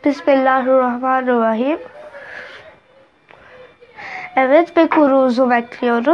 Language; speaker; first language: Turkish; non-native, learner; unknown